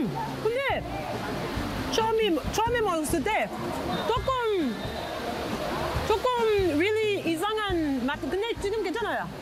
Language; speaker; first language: Korean; non-native, learner; English